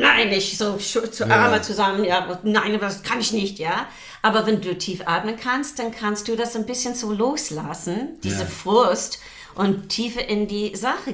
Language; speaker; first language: German; non-native, fluent; English